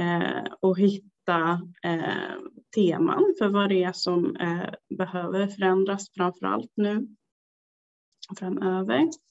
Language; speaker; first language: Swedish; native; Swedish